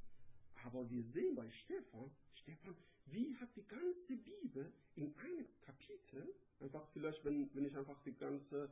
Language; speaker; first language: German; non-native, learner; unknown